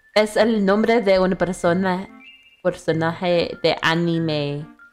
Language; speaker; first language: Spanish; non-native, learner; English